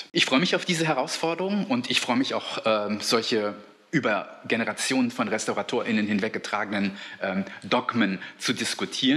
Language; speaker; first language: German; native; German